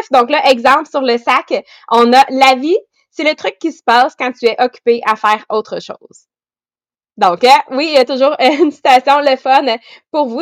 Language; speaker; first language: French; native; French